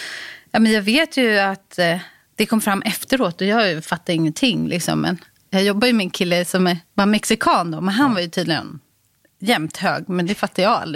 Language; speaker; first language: Swedish; native; Swedish